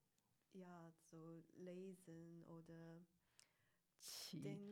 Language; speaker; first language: German; non-native, learner; Chinese